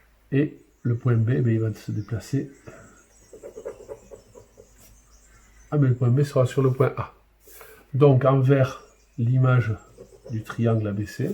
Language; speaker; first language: French; native; French